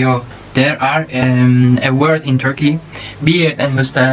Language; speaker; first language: English; non-native, learner; Turkish